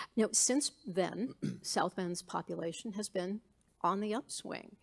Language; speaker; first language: English; native; English